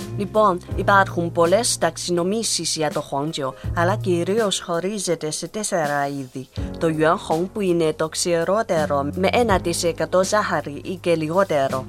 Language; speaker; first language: Greek; non-native, fluent; Chinese